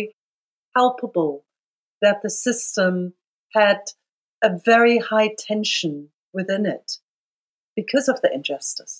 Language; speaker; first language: English; native; English